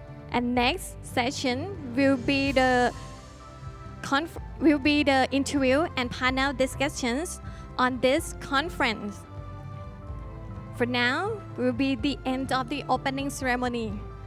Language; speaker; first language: English; non-native, fluent; Thai